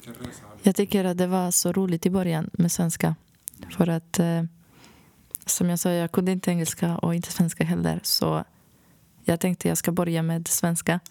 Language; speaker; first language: Swedish; non-native, fluent; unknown